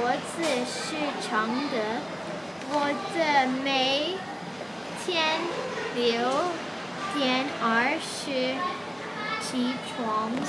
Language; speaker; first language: Chinese; non-native, learner; English